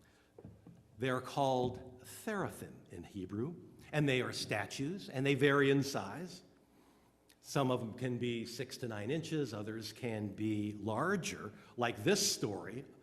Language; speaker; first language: English; native; English